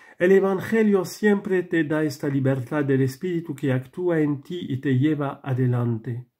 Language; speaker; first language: Spanish; non-native, fluent; French